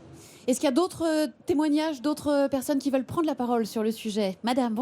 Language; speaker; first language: French; native; French